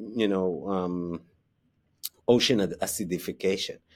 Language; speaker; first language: English; non-native, fluent; Hebrew